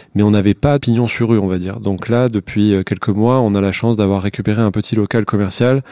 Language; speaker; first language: French; native; French